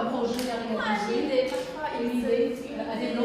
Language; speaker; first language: French; non-native, local second language; Arabic